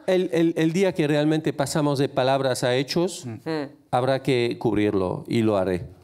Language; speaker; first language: Spanish; non-native, fluent; French